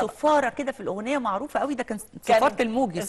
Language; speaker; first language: Arabic; native; Arabic